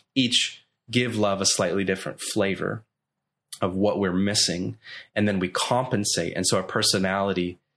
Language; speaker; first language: English; native; English